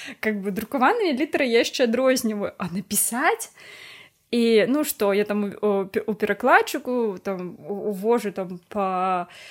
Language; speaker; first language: Belarusian; non-native, local second language; Russian